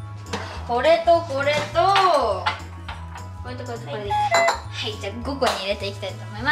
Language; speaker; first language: Japanese; native; Japanese